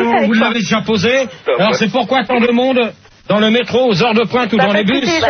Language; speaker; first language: French; native; French